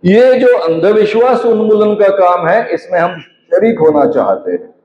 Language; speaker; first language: Hindi; non-native, local second language; Marathi